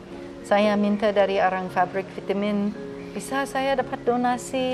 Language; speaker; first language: Indonesian; non-native, fluent; English